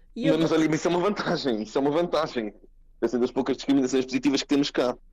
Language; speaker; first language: Portuguese; native; Portuguese